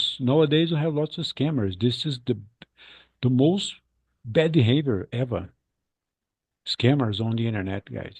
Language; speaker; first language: English; non-native, fluent; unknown